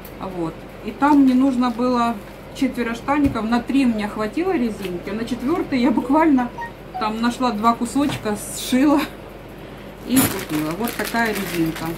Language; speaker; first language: Russian; native; Russian